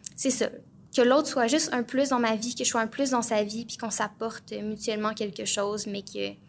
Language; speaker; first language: French; native; French